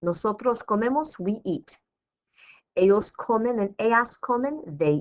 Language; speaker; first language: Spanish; non-native, fluent; English